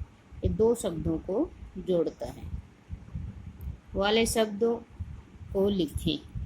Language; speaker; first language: Hindi; native; Hindi